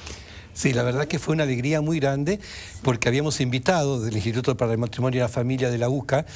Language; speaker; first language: Spanish; native; Spanish